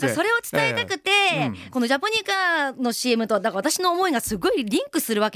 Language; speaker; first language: Japanese; native; Japanese